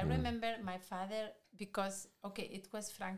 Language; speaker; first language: English; non-native, fluent; Spanish